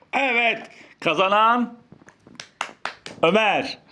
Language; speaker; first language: Turkish; native; Turkish